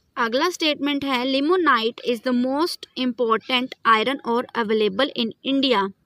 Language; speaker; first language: Hindi; native; Hindi